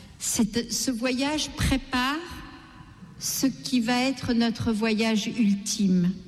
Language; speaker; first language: French; non-native, local second language; Gujarati